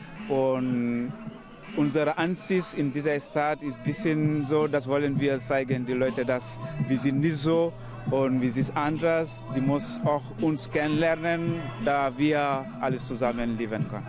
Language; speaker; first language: German; non-native, learner; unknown